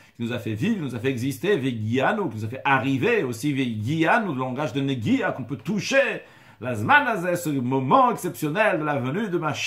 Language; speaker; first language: French; native; French